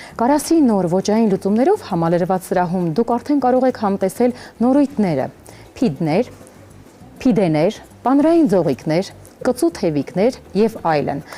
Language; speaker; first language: Armenian; native; Armenian